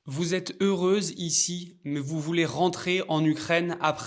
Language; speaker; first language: French; native; French